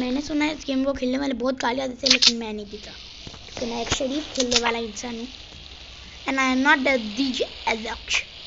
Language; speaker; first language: Hindi; native; Hindi